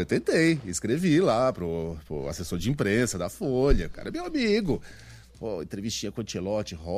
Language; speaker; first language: Portuguese; native; Portuguese